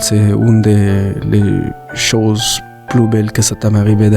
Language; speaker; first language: French; non-native, learner; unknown